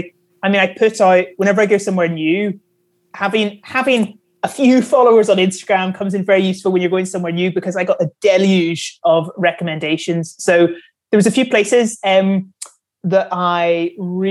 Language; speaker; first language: English; native; English